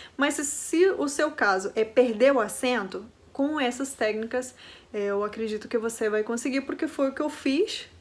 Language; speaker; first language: Portuguese; non-native, fluent; Spanish